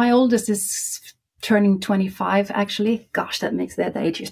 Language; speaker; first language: English; non-native, fluent; Icelandic